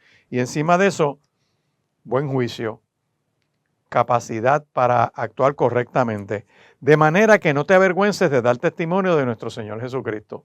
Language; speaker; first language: Spanish; native; Spanish